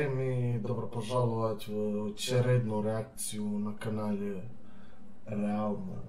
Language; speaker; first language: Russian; non-native, learner; Serbian